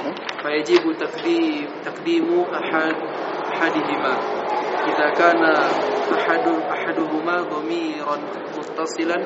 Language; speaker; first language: Arabic; non-native, learner; Indonesian